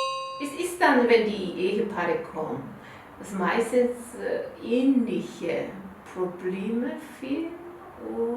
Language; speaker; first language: German; non-native, learner; Korean